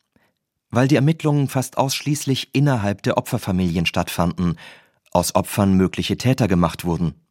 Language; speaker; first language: German; native; German